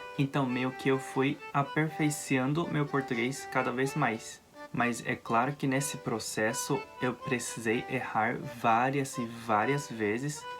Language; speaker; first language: Portuguese; non-native, fluent; Japanese